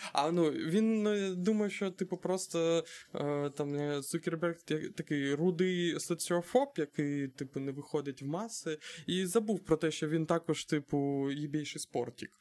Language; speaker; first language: Ukrainian; non-native, local second language; Russian